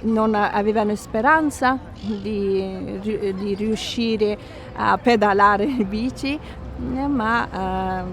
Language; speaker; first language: Italian; non-native, fluent; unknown